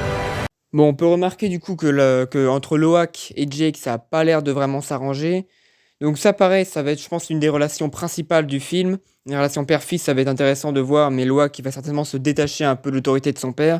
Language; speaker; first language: French; native; French